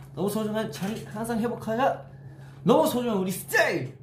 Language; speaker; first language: Korean; early bilingual, heritage; Korean